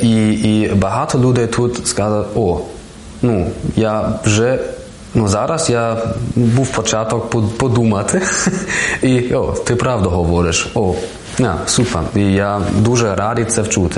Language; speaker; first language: Ukrainian; non-native, learner; German